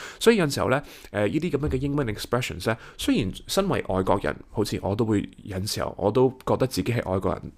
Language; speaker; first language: Cantonese; early bilingual, heritage; Cantonese